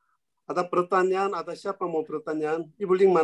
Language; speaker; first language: Indonesian; non-native, learner; Korean